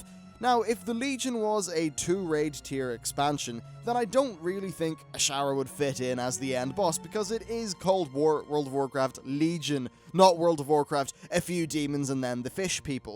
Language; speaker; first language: English; native; English